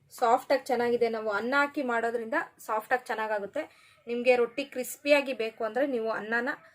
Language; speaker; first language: Kannada; native; Kannada